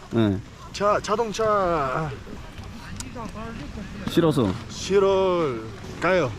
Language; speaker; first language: Korean; non-native, learner; Kyrgyz